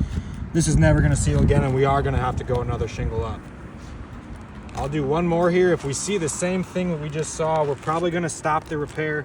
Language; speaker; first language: English; native; English